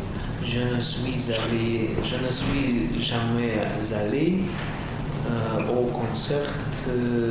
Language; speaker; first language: French; non-native, learner; Russian